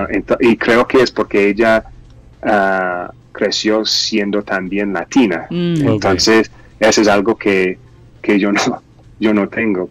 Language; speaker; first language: Spanish; non-native, fluent; English